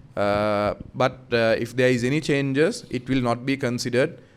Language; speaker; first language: English; non-native, local second language; Sinhala